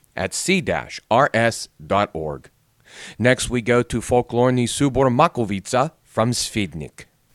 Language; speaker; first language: English; native; English